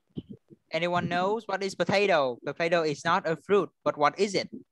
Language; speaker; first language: English; non-native, fluent; Vietnamese